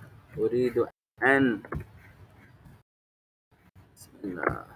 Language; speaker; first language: Arabic; non-native, fluent; English